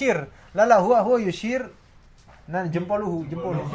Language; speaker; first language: Arabic; non-native, fluent; Indonesian